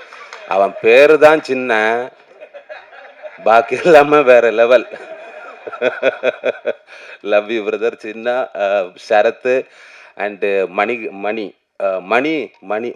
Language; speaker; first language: Tamil; non-native, learner; Malayalam